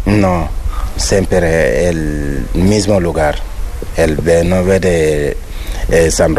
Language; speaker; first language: Spanish; non-native, learner; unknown